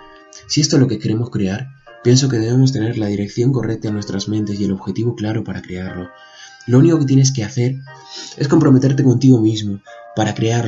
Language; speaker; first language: Spanish; native; Spanish